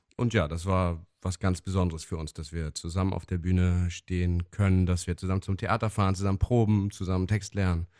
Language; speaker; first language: German; native; German